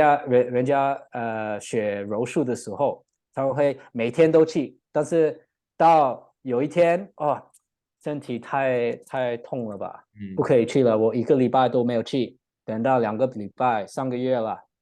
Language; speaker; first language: Chinese; non-native, learner; English